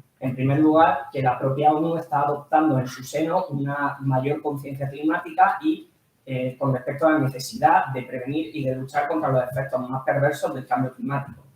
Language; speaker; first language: Spanish; native; Spanish